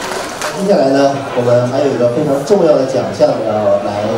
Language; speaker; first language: Chinese; native; Chinese